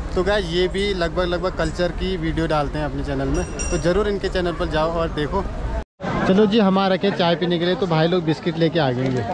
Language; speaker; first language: Hindi; native; Hindi